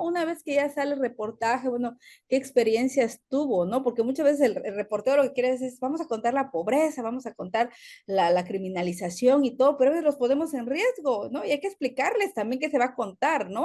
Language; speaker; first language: Spanish; native; Spanish